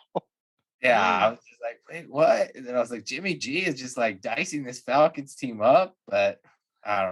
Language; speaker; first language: English; native; English